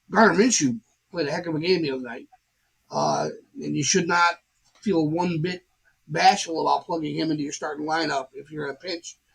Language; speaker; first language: English; native; English